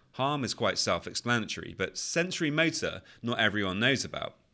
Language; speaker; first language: English; native; English